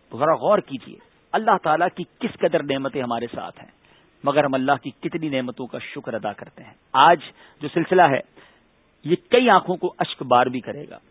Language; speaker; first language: Urdu; native; Urdu